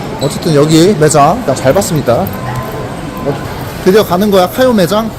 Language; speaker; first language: Korean; native; Korean